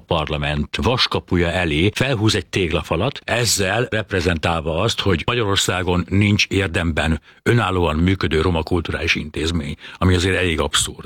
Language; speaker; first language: Hungarian; native; Hungarian